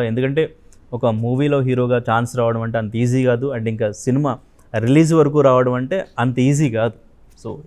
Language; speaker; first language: Telugu; native; Telugu